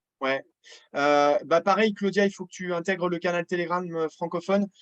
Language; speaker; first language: French; native; French